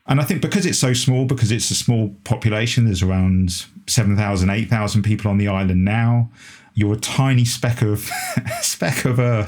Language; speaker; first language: English; native; English